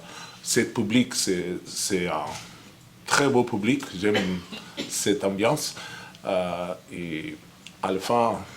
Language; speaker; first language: French; non-native, fluent; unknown